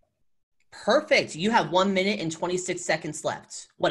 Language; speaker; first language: English; native; English